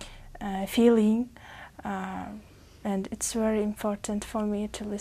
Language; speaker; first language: English; non-native, learner; Uzbek